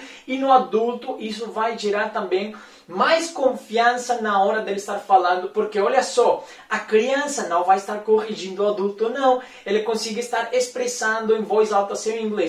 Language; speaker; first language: Portuguese; non-native, fluent; Spanish